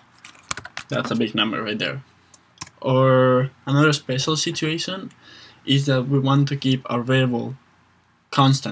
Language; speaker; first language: English; non-native, fluent; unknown